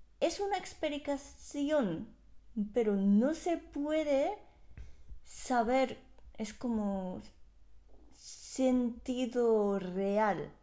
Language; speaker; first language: Spanish; non-native, fluent; Japanese